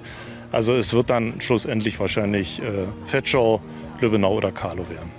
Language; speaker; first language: German; native; German